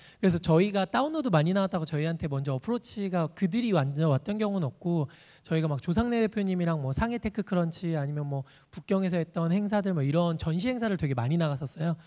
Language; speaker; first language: Korean; native; Korean